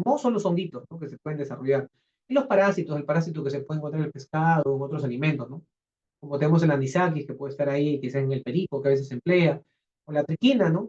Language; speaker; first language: Spanish; native; Spanish